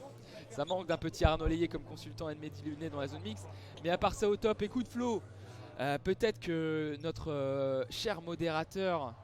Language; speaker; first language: French; native; French